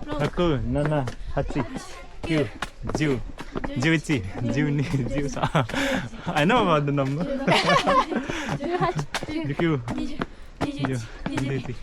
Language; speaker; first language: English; non-native, fluent; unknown